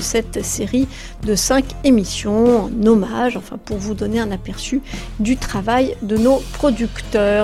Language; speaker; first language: French; native; French